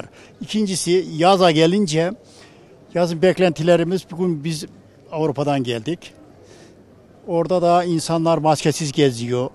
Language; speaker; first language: Turkish; native; Turkish